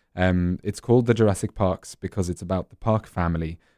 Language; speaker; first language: English; non-native, fluent; Norwegian